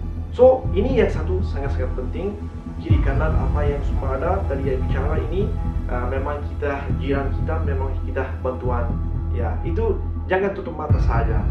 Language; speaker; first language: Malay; non-native, learner; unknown